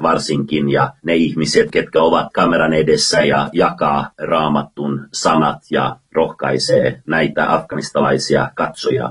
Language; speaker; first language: Finnish; non-native, fluent; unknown